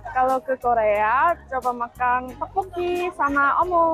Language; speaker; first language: Indonesian; early bilingual, heritage; Indonesian